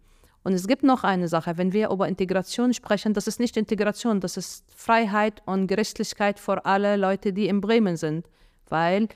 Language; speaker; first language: German; non-native, fluent; Arabic